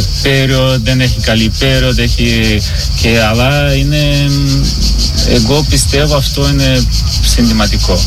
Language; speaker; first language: Greek; non-native, learner; Portuguese